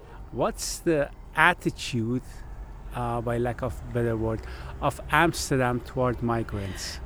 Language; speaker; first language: English; non-native, fluent; Persian